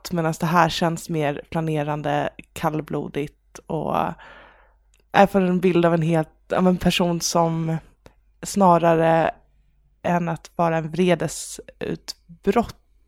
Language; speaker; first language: Swedish; native; Swedish